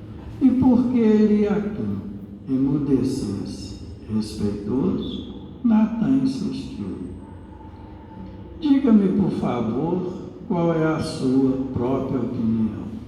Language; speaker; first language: Portuguese; native; Portuguese